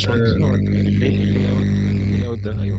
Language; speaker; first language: Arabic; native; Arabic